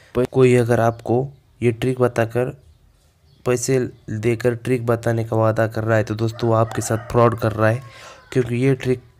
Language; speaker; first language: Hindi; non-native, local second language; Marathi